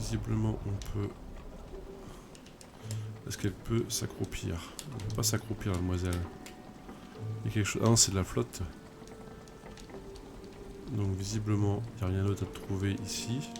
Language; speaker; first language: French; native; French